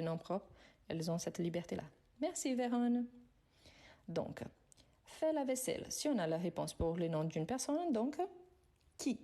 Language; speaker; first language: French; non-native, fluent; Arabic